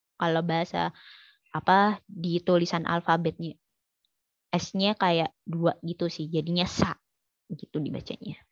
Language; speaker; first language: Indonesian; native; Indonesian